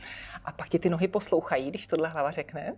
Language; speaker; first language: Czech; native; Czech